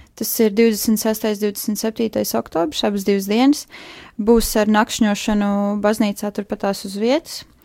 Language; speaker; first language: Latvian; native; Latvian